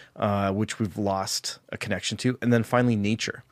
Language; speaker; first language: English; native; English